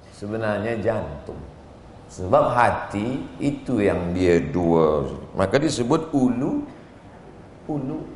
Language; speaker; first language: Malay; native; Malay